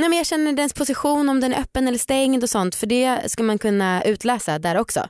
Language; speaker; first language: Swedish; native; Swedish